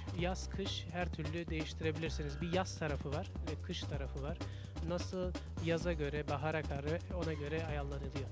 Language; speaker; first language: Turkish; early bilingual, heritage; Turkish